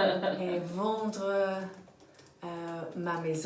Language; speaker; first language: French; non-native, learner; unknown